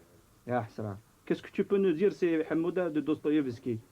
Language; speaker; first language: French; non-native, local second language; Arabic